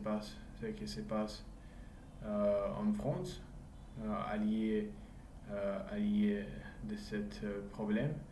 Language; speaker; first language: French; non-native, learner; English